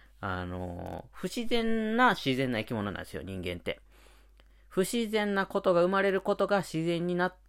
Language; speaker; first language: Japanese; native; Japanese